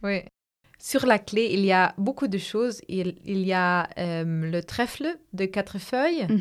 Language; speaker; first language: French; non-native, fluent; German